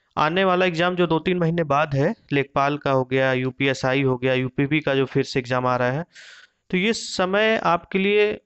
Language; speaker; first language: Hindi; native; Hindi